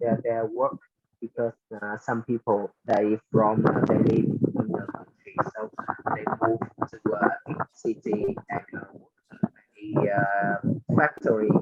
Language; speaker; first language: English; non-native, learner; Vietnamese